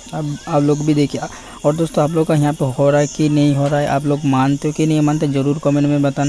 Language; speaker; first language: Hindi; non-native, local second language; Bangla